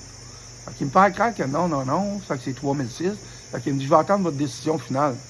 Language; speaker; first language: French; native; French